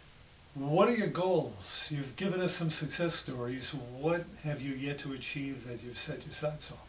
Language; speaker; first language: English; native; English